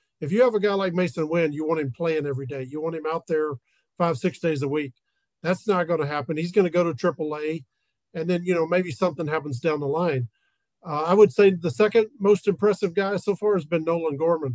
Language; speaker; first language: English; native; English